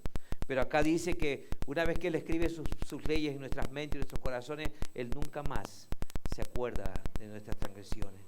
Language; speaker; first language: Spanish; native; Spanish